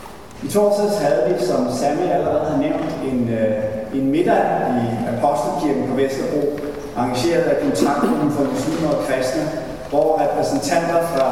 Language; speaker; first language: Danish; native; Danish